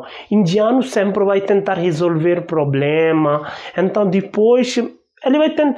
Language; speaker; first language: Portuguese; non-native, learner; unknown